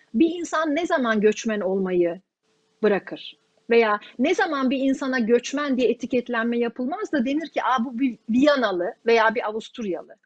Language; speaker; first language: Turkish; native; Turkish